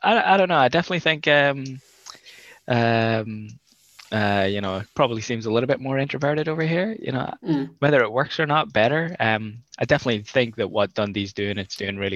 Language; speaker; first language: English; native; English